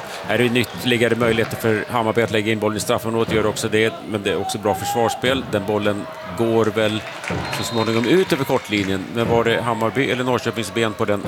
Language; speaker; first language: Swedish; native; Swedish